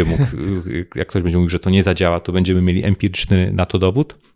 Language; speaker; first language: Polish; native; Polish